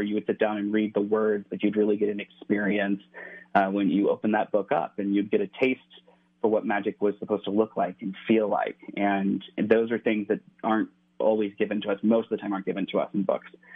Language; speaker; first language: English; native; English